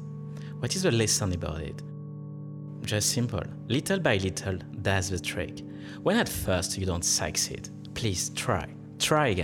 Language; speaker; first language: English; non-native, fluent; French